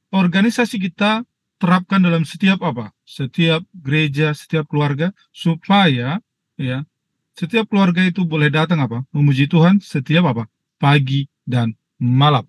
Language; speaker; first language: Indonesian; native; Indonesian